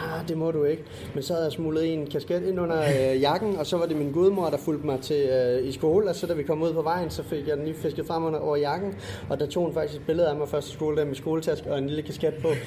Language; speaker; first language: Danish; native; Danish